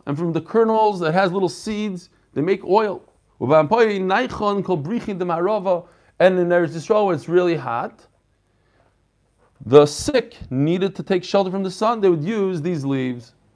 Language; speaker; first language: English; native; English